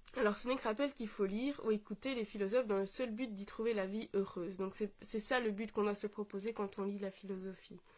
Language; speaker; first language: French; native; French